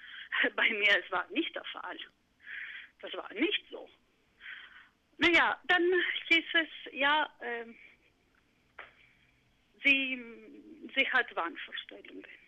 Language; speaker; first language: German; non-native, fluent; Greek